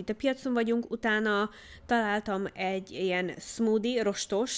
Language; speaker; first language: Hungarian; early bilingual, heritage; Hungarian